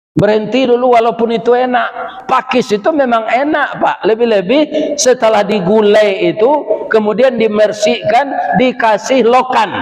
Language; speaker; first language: Malay; non-native, local second language; Minangkabau